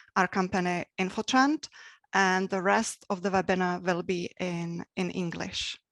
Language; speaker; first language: English; non-native, fluent; Czech